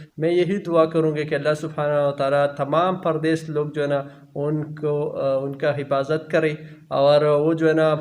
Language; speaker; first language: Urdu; non-native, local second language; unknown